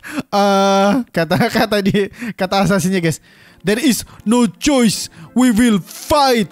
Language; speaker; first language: English; non-native, learner; Indonesian